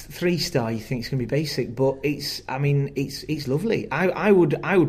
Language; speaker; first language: English; native; English